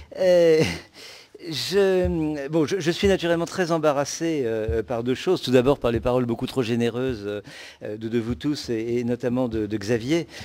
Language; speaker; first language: French; native; French